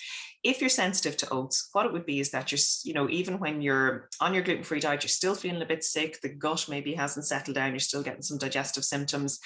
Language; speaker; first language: English; native; English